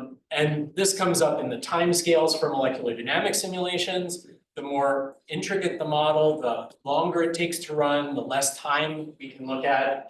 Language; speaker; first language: English; native; English